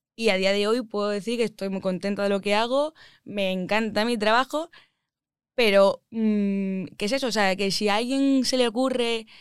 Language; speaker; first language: Spanish; native; Spanish